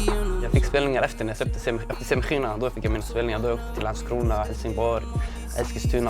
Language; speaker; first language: Swedish; early bilingual, other home language; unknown